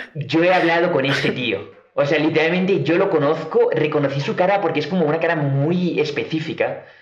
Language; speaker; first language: Spanish; native; Spanish